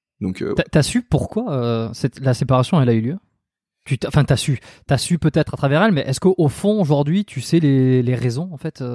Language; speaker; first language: French; native; French